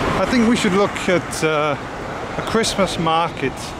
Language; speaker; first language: English; native; English